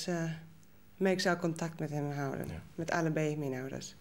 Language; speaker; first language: Dutch; non-native, learner; Spanish